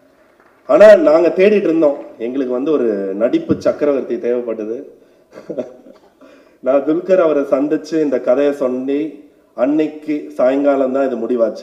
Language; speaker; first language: Tamil; native; Tamil